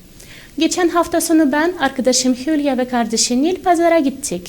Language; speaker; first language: Turkish; non-native, fluent; Russian